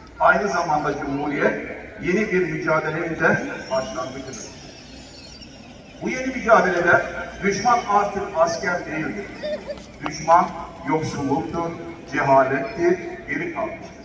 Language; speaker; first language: Turkish; native; Turkish